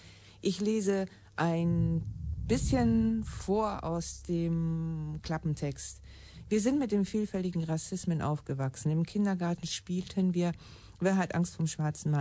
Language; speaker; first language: German; native; German